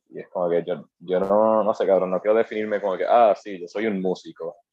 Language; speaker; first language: Spanish; native; Spanish